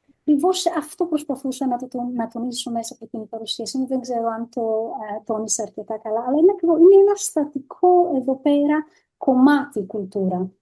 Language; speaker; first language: Greek; early bilingual, heritage; Greek